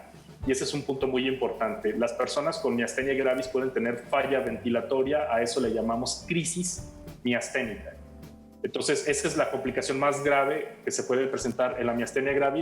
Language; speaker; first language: Spanish; native; Spanish